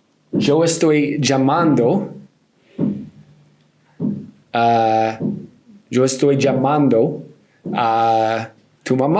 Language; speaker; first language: Spanish; non-native, learner; English